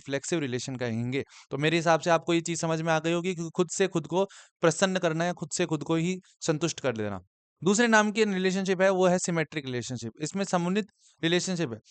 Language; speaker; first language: Hindi; native; Hindi